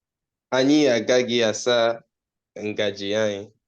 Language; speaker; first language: Igbo; non-native, learner; English